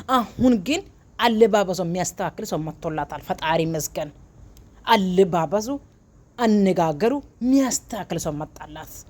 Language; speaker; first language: Amharic; non-native, local second language; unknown